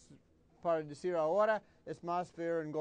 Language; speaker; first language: Spanish; non-native, fluent; English